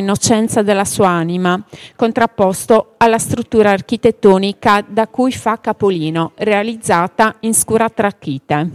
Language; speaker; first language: Italian; native; Italian